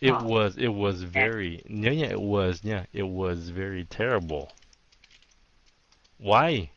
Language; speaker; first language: English; early bilingual, heritage; Vietnamese